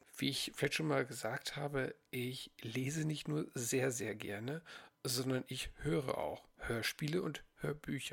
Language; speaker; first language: German; native; German